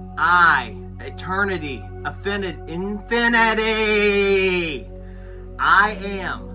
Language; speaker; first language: English; native; English